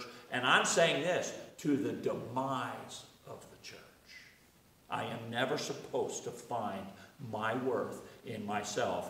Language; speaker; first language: English; native; English